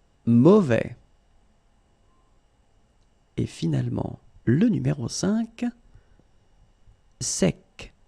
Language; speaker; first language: French; native; French